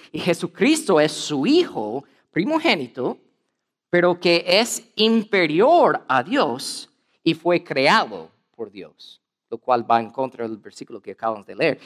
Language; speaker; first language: Spanish; non-native, fluent; English